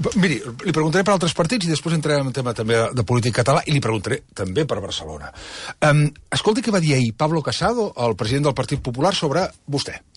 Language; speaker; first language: Catalan; native; Catalan